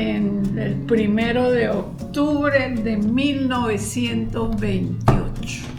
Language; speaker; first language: Spanish; native; Spanish